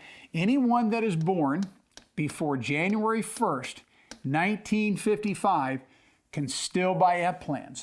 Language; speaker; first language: English; native; English